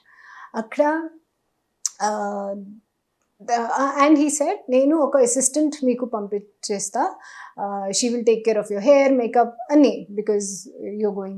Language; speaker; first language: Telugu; non-native, learner; Hindi